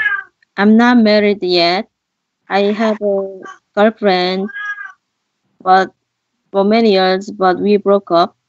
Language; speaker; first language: English; non-native, learner; Korean